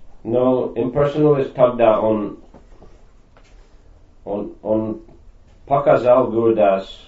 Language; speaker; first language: Russian; non-native, fluent; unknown